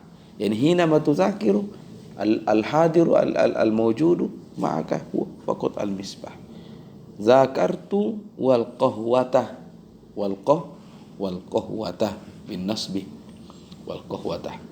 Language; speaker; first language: Arabic; non-native, fluent; Indonesian